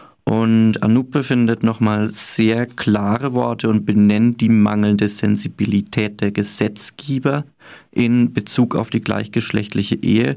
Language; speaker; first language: German; native; German